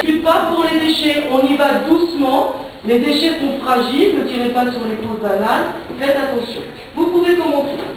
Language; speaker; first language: French; native; French